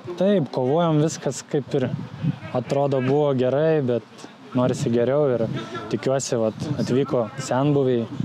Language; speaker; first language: Lithuanian; native; Lithuanian